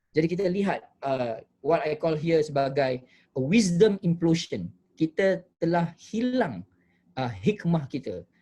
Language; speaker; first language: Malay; native; Malay